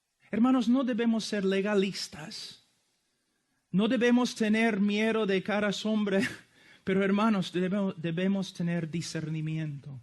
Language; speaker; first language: Spanish; non-native, fluent; English